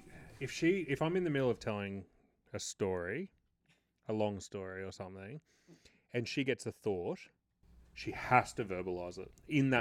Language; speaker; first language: English; native; English